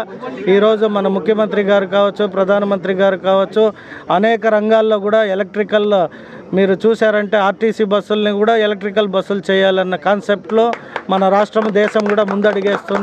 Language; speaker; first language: Telugu; native; Telugu